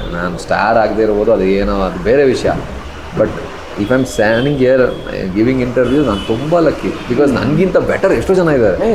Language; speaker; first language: Kannada; non-native, local second language; Tulu